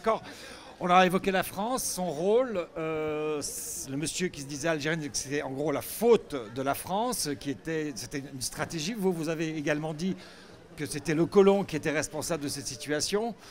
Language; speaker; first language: French; native; French